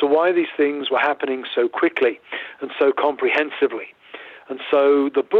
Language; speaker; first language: English; native; English